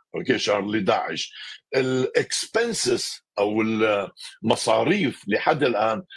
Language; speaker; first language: Arabic; native; Arabic